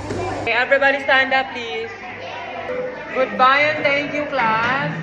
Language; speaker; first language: English; non-native, local second language; Filipino